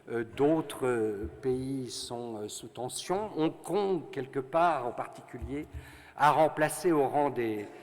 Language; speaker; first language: French; native; French